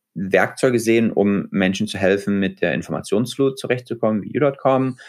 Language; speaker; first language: German; native; German